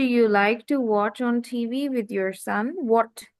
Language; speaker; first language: English; non-native, fluent; Hindi